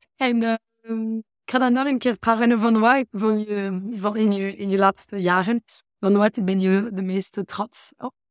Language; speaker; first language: Dutch; non-native, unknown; French